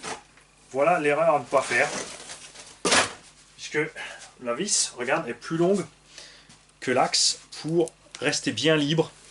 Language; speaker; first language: French; native; French